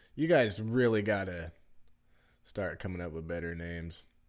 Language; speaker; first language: English; native; English